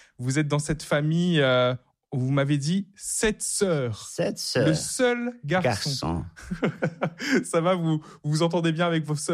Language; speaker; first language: French; native; French